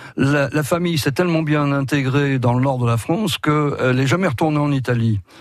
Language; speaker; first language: French; native; French